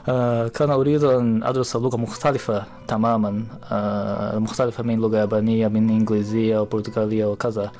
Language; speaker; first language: Arabic; non-native, fluent; Japanese